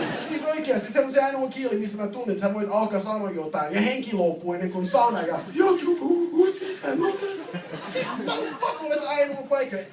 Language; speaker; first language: Finnish; non-native, learner; English